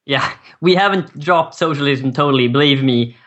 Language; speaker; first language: English; non-native, fluent; Swedish